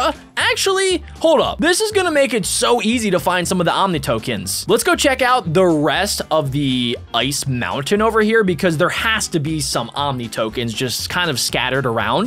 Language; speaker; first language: English; native; English